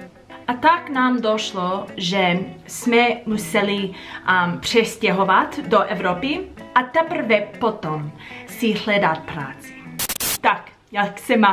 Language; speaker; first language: Czech; non-native, learner; English